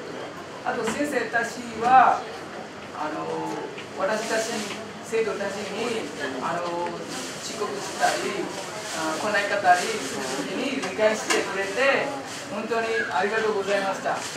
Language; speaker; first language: Japanese; non-native, learner; Burmese